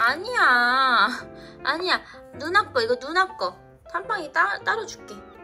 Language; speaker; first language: Korean; native; Korean